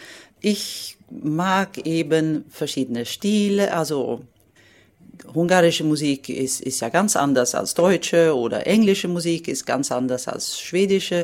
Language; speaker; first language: German; non-native, fluent; Swedish